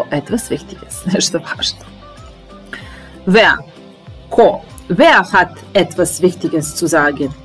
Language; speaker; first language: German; non-native, fluent; Serbian